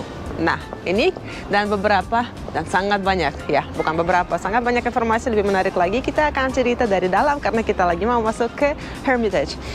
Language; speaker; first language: Indonesian; non-native, fluent; Russian